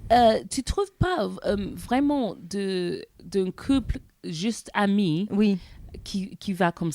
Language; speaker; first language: French; non-native, learner; English